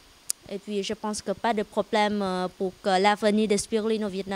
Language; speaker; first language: French; non-native, learner; Vietnamese